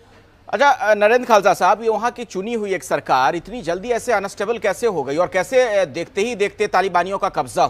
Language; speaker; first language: Hindi; native; Hindi